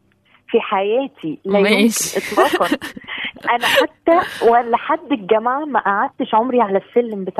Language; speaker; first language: Arabic; native; Arabic